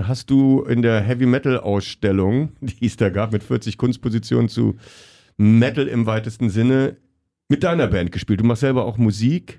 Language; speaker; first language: German; native; German